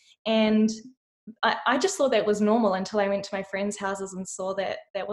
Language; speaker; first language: English; native; English